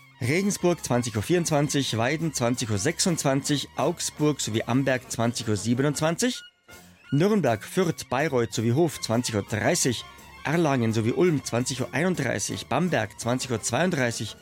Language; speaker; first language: German; native; German